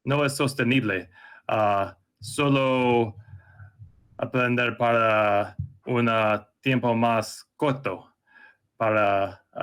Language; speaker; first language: Spanish; non-native, learner; English